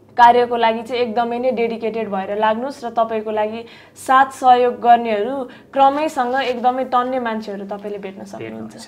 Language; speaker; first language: Nepali; native; Nepali